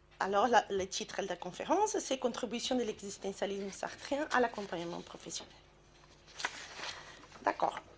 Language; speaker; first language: French; non-native, fluent; Portuguese